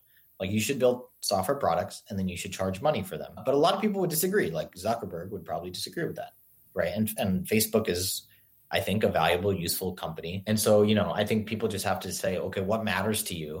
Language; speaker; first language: English; native; English